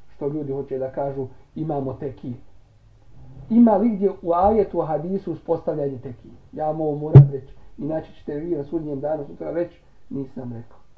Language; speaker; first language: Bosnian; native; Bosnian